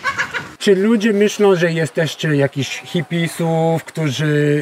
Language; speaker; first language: Polish; non-native, learner; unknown